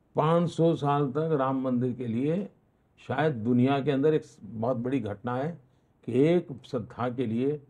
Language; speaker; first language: Hindi; non-native, local second language; Gujarati